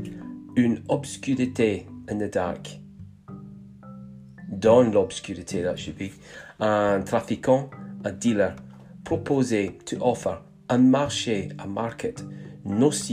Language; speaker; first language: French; non-native, learner; English